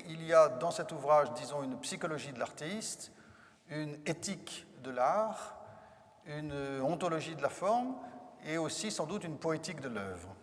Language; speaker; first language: French; native; French